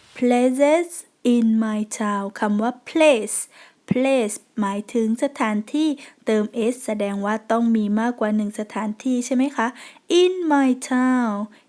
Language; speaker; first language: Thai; native; Thai